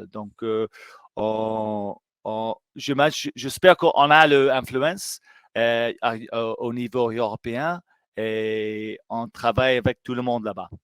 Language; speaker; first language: French; non-native, fluent; English